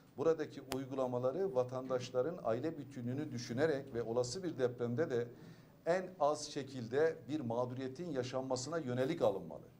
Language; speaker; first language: Turkish; native; Turkish